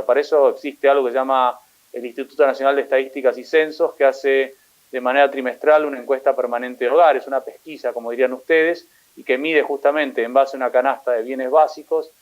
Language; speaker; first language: Spanish; native; Spanish